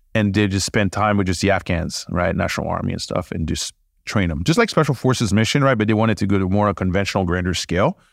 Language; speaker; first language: English; early bilingual, other home language; French